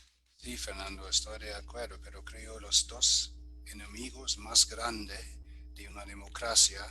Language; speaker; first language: Spanish; non-native, fluent; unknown